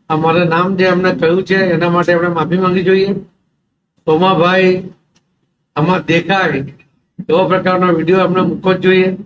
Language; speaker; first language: Gujarati; non-native, local second language; Marathi